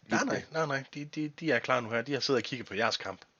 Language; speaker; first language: Danish; native; Danish